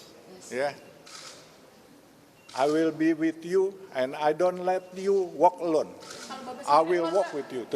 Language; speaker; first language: English; non-native, learner; Indonesian